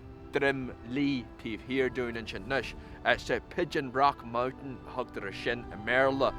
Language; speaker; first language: Irish; non-native, local second language; English